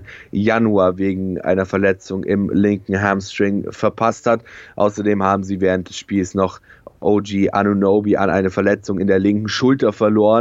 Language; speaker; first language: German; native; German